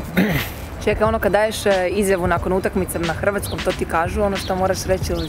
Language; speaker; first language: Croatian; native; Croatian